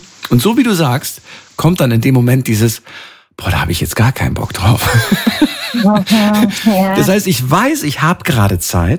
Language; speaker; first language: German; native; German